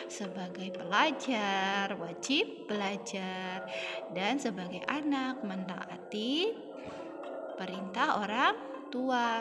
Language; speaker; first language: Indonesian; native; Indonesian